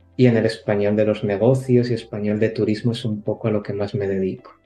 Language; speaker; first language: Spanish; native; Spanish